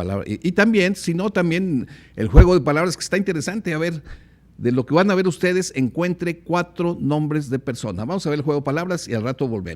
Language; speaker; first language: Spanish; native; Spanish